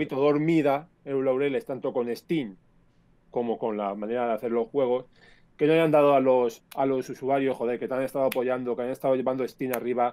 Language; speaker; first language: Spanish; native; Spanish